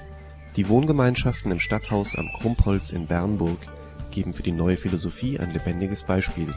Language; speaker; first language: German; native; German